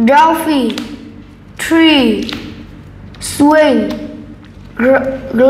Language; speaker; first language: English; non-native, learner; Vietnamese